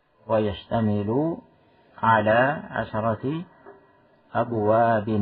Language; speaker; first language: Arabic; non-native, fluent; Indonesian